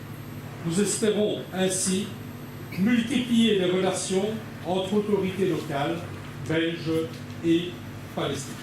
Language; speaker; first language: French; native; French